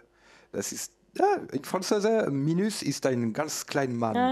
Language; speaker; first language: German; non-native, learner; French